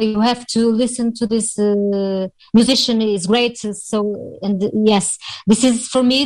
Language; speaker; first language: English; non-native, fluent; Portuguese